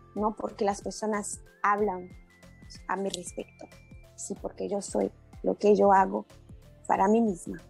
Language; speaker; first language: Spanish; non-native, learner; Portuguese